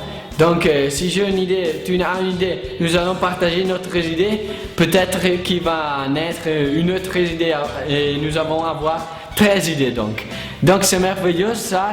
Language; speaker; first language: French; non-native, learner; Italian